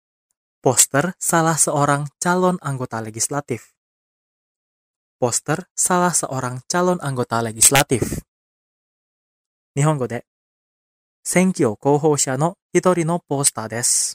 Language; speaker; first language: Japanese; non-native, fluent; Indonesian